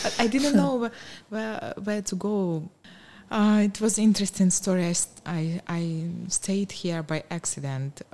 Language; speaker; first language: English; non-native, fluent; Ukrainian